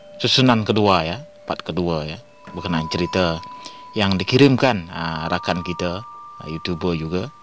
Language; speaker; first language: Malay; non-native, local second language; Iban